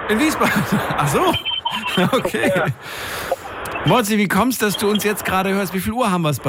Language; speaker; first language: German; native; German